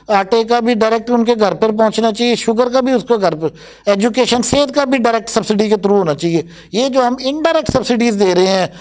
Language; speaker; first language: Urdu; non-native, local second language; Punjabi